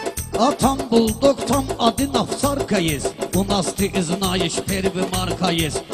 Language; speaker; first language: Russian; non-native, learner; Talysh